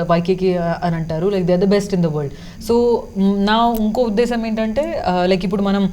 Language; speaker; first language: Telugu; early bilingual, heritage; Telugu